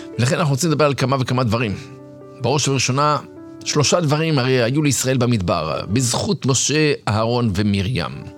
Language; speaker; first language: Hebrew; native; Hebrew